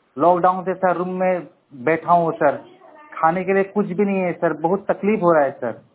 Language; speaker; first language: Hindi; non-native, local second language; Nepali